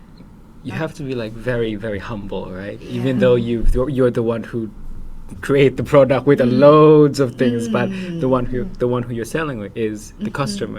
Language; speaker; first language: English; non-native, fluent; Thai